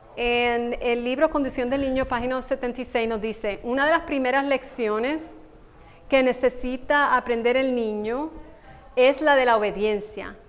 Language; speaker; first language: Spanish; native; Spanish